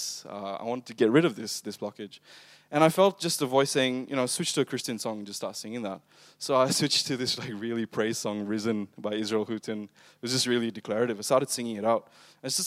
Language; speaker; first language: English; non-native, local second language; Tamil